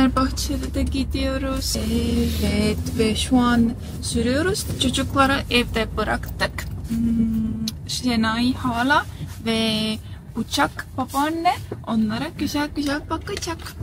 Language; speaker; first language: Turkish; non-native, learner; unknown